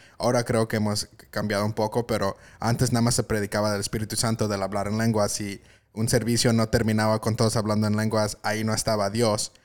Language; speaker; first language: Spanish; early bilingual, heritage; Spanish